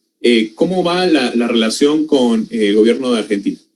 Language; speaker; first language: Spanish; native; Spanish